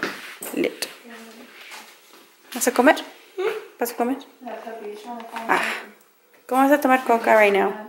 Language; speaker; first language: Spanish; early bilingual, heritage; Spanish